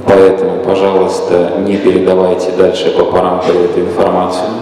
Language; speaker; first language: Russian; native; Russian